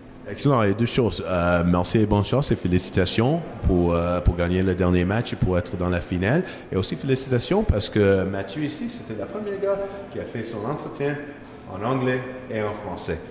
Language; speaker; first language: French; non-native, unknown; English